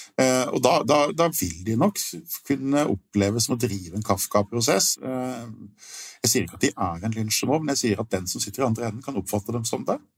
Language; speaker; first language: Norwegian; native; Norwegian